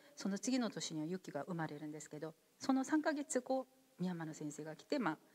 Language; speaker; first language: Japanese; non-native, fluent; Korean